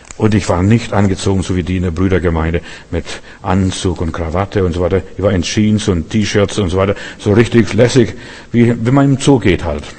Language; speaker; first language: German; early bilingual, heritage; German